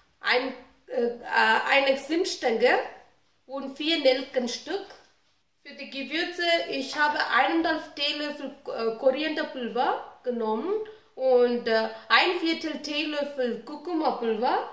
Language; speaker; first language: German; non-native, learner; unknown